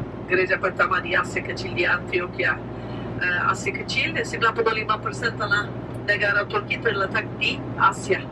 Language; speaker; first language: Indonesian; non-native, fluent; Turkish